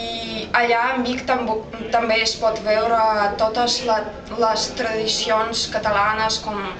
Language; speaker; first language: Catalan; non-native, fluent; Russian